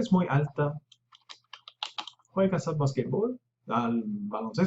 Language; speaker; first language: Spanish; non-native, fluent; English